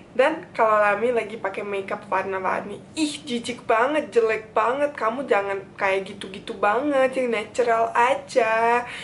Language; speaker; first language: Indonesian; non-native, fluent; Bosnian